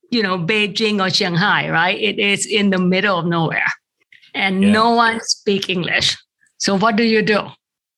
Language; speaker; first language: English; non-native, fluent; Thai